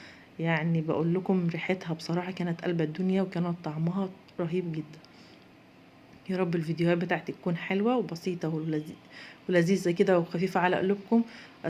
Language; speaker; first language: Arabic; native; Arabic